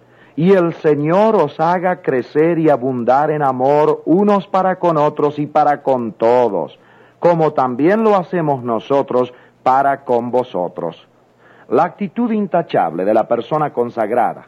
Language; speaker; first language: Spanish; native; Spanish